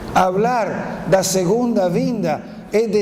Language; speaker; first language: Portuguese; non-native, fluent; Spanish